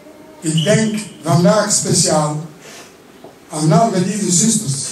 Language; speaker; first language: Dutch; early bilingual, other home language; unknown